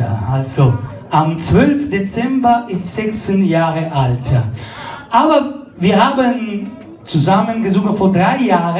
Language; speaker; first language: German; non-native, fluent; Italian